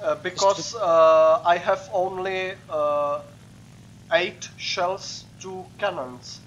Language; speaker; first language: English; non-native, learner; Czech